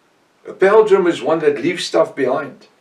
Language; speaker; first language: English; non-native, local second language; Afrikaans